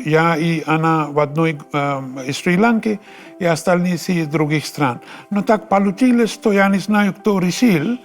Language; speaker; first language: Russian; non-native, fluent; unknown